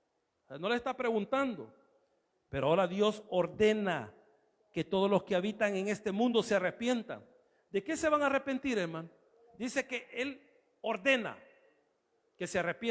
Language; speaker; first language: Spanish; native; Spanish